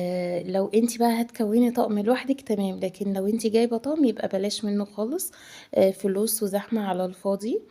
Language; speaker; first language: Arabic; native; Arabic